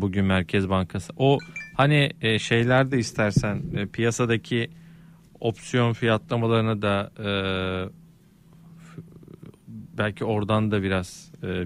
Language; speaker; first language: Turkish; native; Turkish